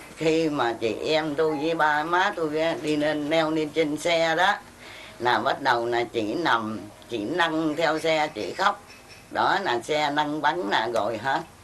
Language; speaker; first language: Vietnamese; early bilingual, heritage; Vietnamese